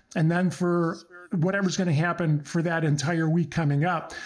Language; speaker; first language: English; early bilingual, other home language; Croatian